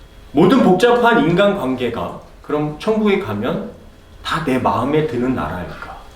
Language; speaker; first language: Korean; native; Korean